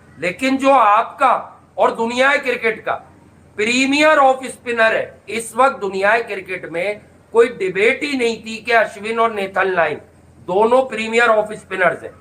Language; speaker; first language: Urdu; native; Urdu